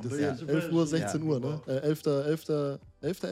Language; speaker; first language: German; native; German